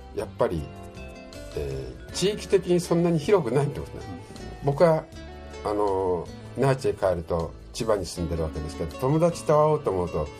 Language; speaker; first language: Japanese; native; Japanese